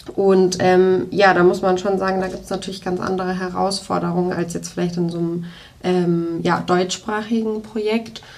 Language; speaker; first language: German; native; German